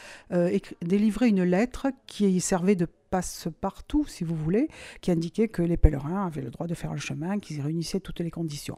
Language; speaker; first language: French; native; French